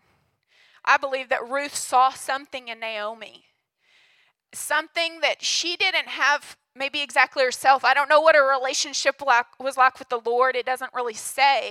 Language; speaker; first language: English; native; English